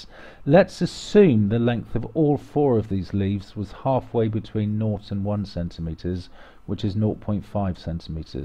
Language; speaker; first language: English; native; English